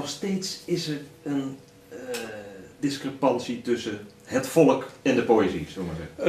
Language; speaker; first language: Dutch; native; Dutch